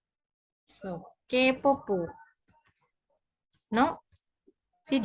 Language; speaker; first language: Japanese; non-native, fluent; Indonesian